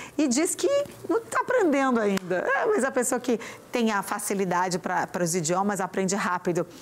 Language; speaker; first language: Portuguese; native; Portuguese